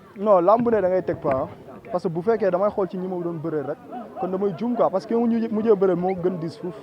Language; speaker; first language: Wolof; native; Wolof